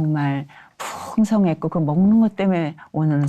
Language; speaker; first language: Korean; native; Korean